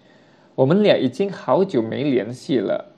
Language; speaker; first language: Chinese; non-native, fluent; Indonesian